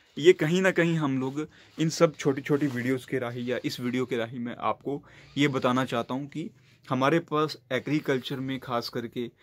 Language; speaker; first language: Hindi; non-native, local second language; Punjabi